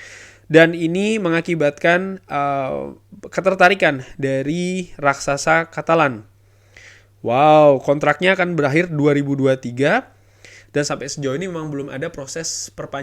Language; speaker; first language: Indonesian; native; Indonesian